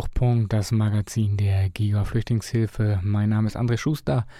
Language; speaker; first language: German; native; German